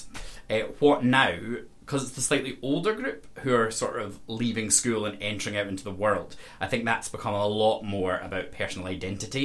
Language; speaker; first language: English; native; English